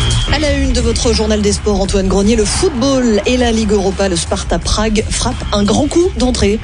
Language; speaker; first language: French; native; French